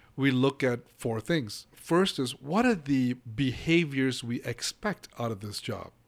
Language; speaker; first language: English; non-native, local second language; Malayalam